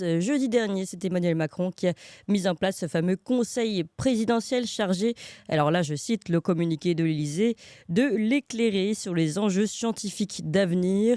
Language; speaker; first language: French; native; French